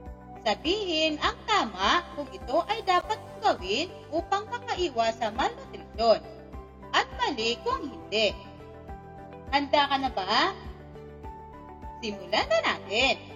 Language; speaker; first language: Filipino; native; Filipino